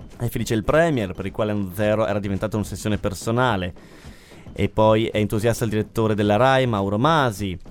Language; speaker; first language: Italian; native; Italian